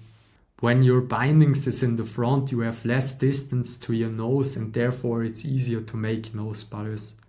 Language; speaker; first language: English; non-native, fluent; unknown